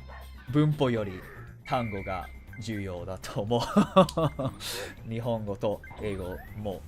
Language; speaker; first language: Japanese; non-native, learner; English